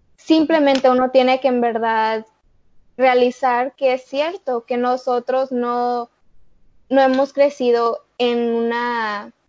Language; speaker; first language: Spanish; early bilingual, heritage; Spanish